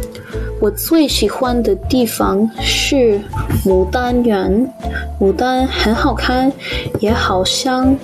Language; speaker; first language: Chinese; non-native, learner; English